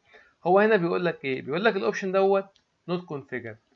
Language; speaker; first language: Arabic; native; Arabic